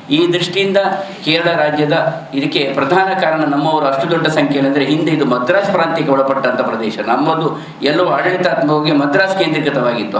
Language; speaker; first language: Kannada; non-native, local second language; Tulu